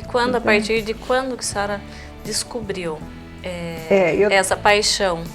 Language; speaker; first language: Portuguese; native; Portuguese